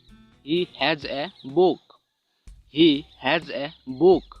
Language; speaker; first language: English; non-native, local second language; Odia